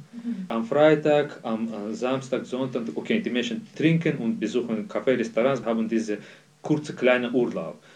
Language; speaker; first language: German; non-native, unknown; Azerbaijani